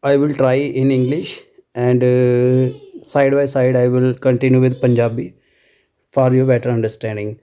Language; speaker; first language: English; non-native, local second language; Punjabi